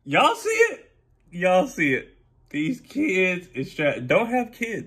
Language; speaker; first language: English; native; English